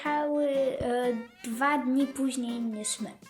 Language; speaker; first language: Polish; early bilingual, other home language; Ukrainian